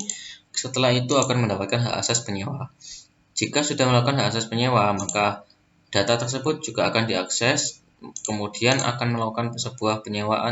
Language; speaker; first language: Indonesian; native; Indonesian